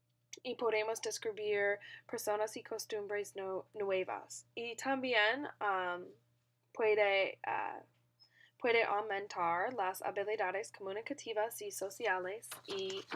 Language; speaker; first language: Spanish; non-native, learner; English